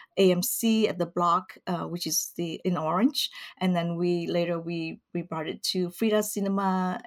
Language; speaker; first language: English; early bilingual, other home language; Vietnamese